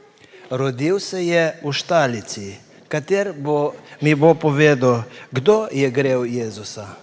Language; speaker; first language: Slovenian; native; Slovenian